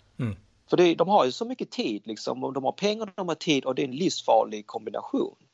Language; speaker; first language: Swedish; early bilingual, other home language; Cantonese